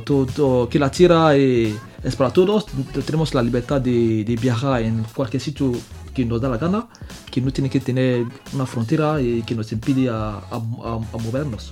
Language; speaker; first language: Spanish; non-native, fluent; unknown